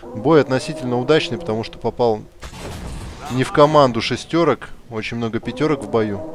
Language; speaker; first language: Russian; native; Russian